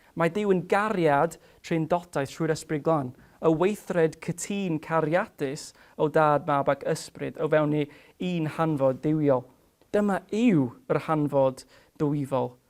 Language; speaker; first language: Welsh; non-native, fluent; English